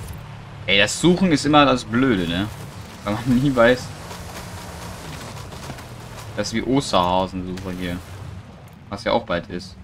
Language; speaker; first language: German; native; German